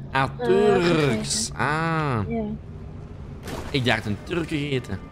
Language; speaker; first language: Dutch; native; Dutch